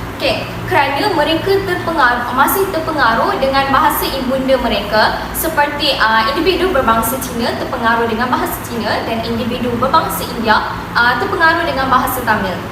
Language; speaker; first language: Malay; native; Malay